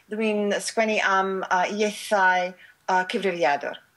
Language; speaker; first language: Welsh; non-native, learner; English